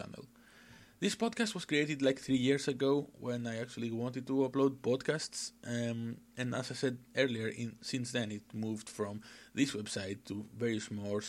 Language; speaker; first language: English; non-native, fluent; Greek